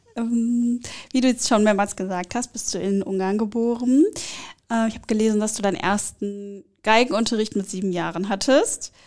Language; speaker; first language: German; native; German